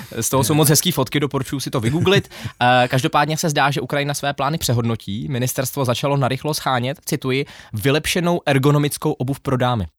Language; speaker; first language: Czech; native; Czech